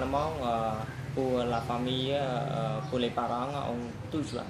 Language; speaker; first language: French; non-native, learner; Khmer